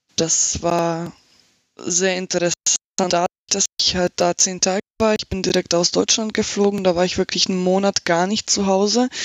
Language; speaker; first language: German; non-native, fluent; Slovak